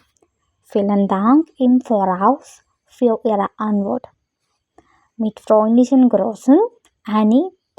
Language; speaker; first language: German; non-native, learner; Malayalam